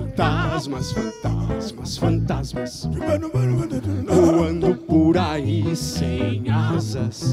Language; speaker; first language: Portuguese; native; Portuguese